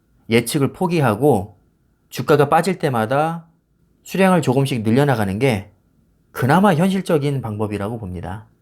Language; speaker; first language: Korean; native; Korean